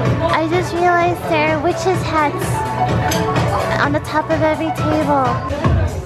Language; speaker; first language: English; early bilingual, other home language; Korean